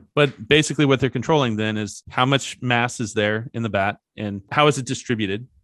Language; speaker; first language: English; native; English